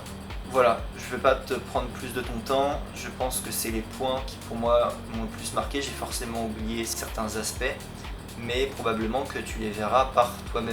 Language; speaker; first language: French; native; French